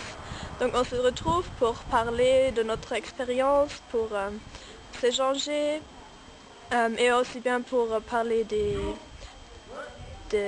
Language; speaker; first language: French; non-native, fluent; German